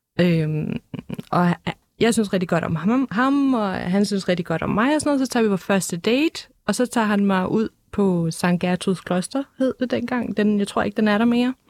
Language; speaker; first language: Danish; early bilingual, other home language; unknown